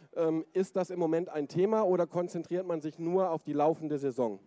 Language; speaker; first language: German; native; German